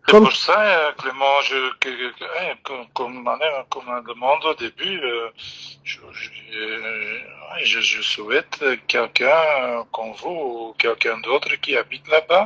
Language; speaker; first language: French; non-native, local second language; Dutch